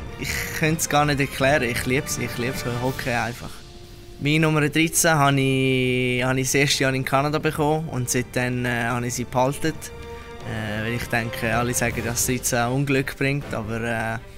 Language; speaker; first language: German; non-native, local second language; Italian